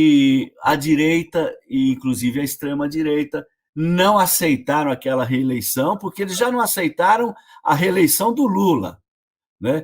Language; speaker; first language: Portuguese; native; Portuguese